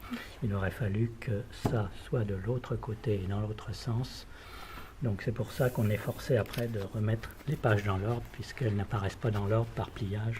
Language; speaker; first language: French; native; French